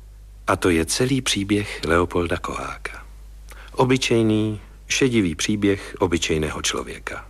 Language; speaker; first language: Czech; native; Czech